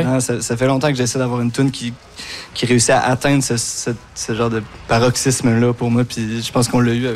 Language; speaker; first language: French; native; French